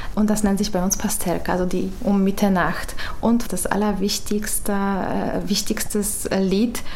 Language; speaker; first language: German; non-native, fluent; Polish